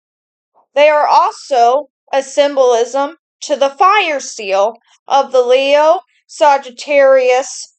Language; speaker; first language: English; native; English